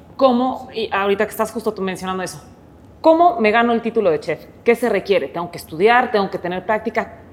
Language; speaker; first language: Spanish; native; Spanish